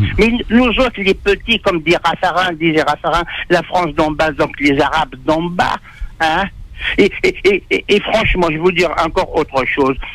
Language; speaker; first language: French; non-native, local second language; Arabic